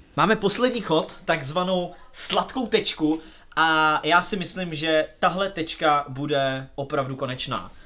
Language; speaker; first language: Czech; native; Czech